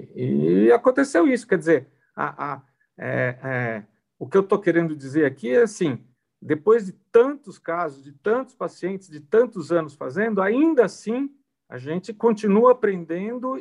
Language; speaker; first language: Portuguese; native; Portuguese